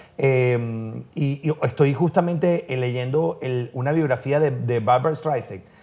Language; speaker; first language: Spanish; native; Spanish